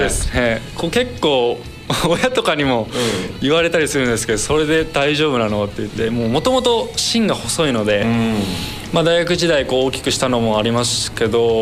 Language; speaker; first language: Japanese; native; Japanese